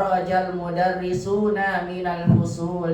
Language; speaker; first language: Arabic; non-native, fluent; Indonesian